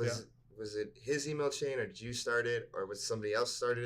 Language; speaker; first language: English; native; English